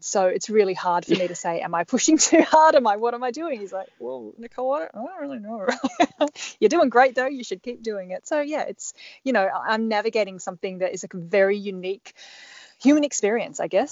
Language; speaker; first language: English; native; English